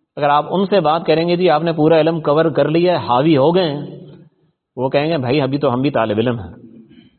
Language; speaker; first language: Urdu; non-native, local second language; Punjabi